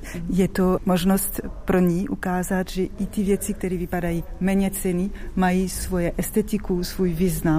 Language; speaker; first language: Czech; non-native, fluent; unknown